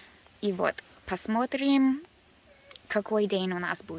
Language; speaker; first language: Russian; non-native, learner; English